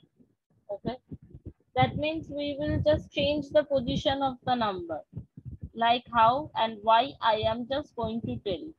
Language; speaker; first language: English; non-native, local second language; Bangla